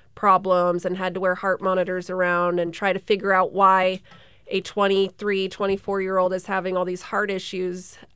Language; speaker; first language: English; native; English